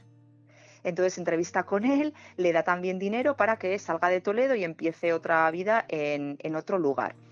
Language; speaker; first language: Spanish; native; Spanish